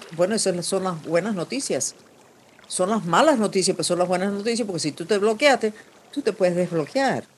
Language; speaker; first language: Spanish; non-native, fluent; English